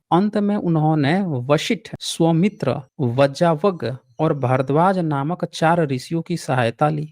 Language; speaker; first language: Hindi; native; Hindi